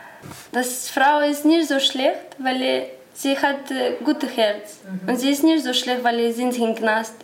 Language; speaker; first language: German; non-native, learner; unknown